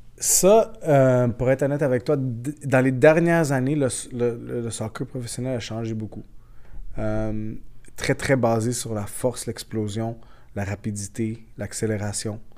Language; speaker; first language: French; early bilingual, other home language; Portuguese